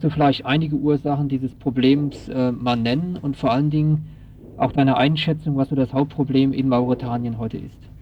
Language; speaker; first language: German; native; German